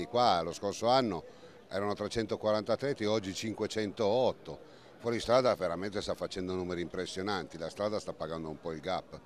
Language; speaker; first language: Italian; native; Italian